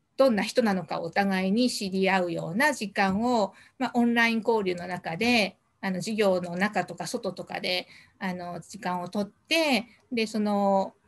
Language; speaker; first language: Japanese; native; Japanese